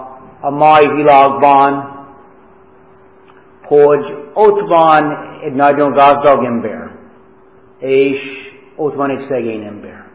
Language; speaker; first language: Hungarian; non-native, fluent; English